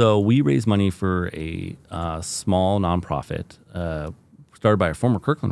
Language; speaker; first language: English; native; English